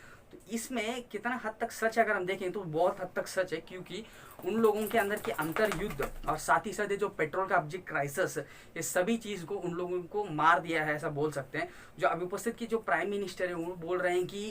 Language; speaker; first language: Hindi; non-native, local second language; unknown